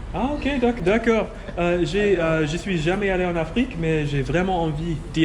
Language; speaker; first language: French; non-native, fluent; English